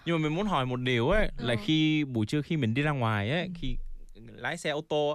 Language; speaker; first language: Vietnamese; non-native, fluent; Korean